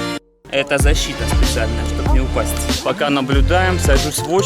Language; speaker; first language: Russian; native; Russian